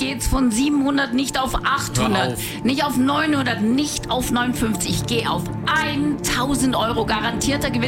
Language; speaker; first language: German; native; German